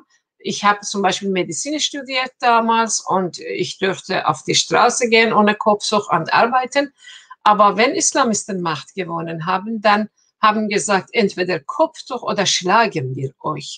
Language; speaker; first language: German; non-native, fluent; Persian